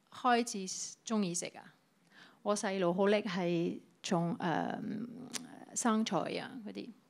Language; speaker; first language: Cantonese; non-native, fluent; French